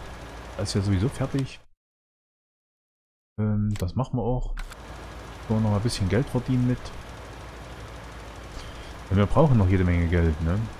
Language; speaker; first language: German; native; German